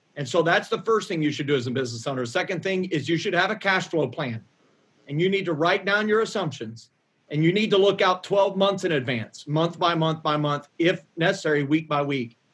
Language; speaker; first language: English; native; English